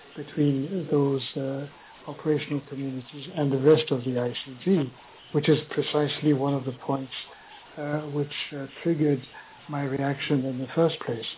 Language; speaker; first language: English; non-native, fluent; French